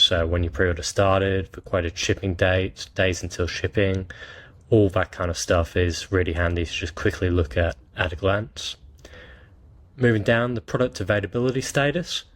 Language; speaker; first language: English; native; English